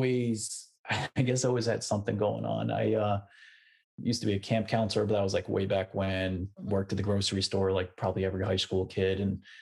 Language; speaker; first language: English; native; English